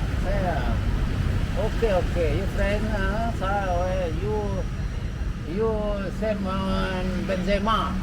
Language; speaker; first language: English; non-native, learner; Indonesian